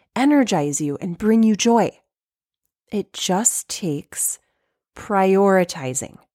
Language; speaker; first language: English; native; English